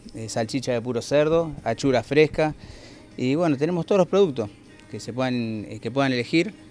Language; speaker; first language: Spanish; native; Spanish